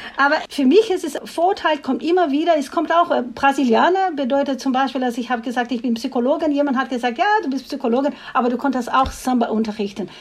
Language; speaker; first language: German; non-native, fluent; Portuguese